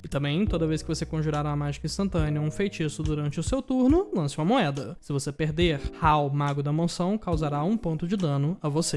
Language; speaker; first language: Portuguese; native; Portuguese